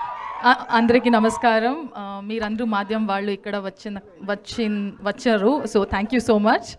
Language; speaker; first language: Telugu; non-native, local second language; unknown